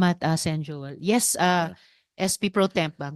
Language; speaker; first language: Filipino; native; Filipino